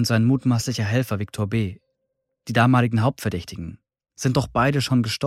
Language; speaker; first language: German; native; German